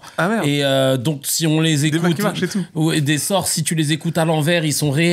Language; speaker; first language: French; native; French